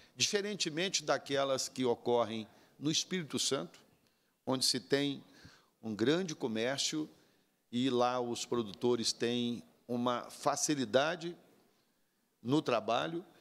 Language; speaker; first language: Portuguese; native; Portuguese